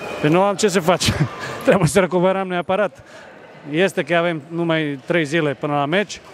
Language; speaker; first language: Romanian; non-native, fluent; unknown